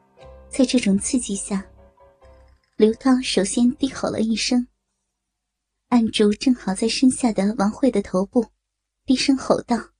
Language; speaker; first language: Chinese; native; Chinese